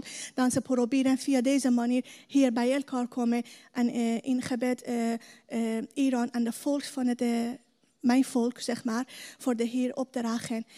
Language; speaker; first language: Dutch; non-native, learner; Persian